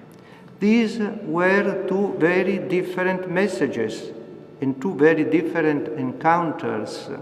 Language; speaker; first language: English; non-native, fluent; Italian